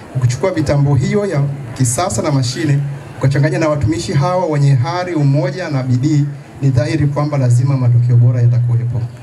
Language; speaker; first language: Swahili; native; Swahili